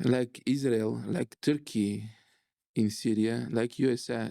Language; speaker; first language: English; non-native, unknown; Bulgarian